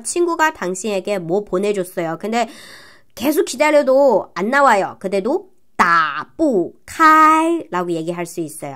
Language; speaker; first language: Korean; non-native, fluent; Chinese